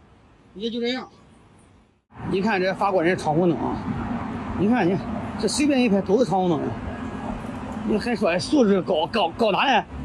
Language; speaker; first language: Chinese; native; Chinese